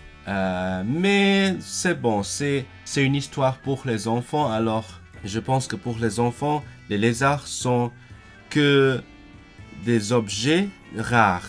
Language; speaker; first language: French; non-native, fluent; Cantonese